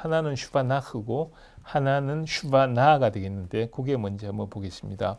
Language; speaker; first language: Korean; native; Korean